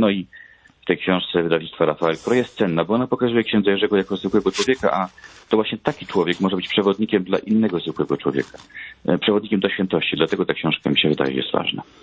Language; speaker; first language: Polish; native; Polish